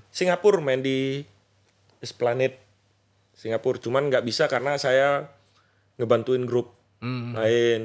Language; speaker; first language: Indonesian; non-native, local second language; Sasak